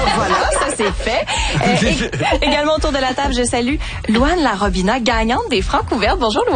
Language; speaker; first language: French; native; French